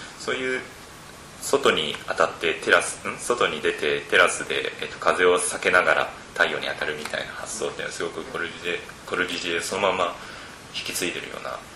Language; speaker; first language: Japanese; native; Japanese